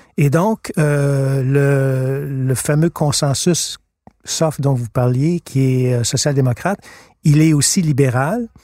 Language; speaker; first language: French; native; French